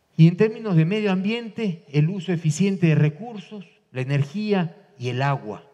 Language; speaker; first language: Spanish; native; Spanish